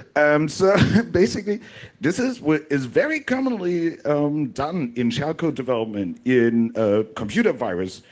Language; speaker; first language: English; non-native, fluent; German